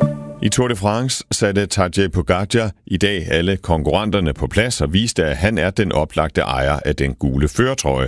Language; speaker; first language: Danish; native; Danish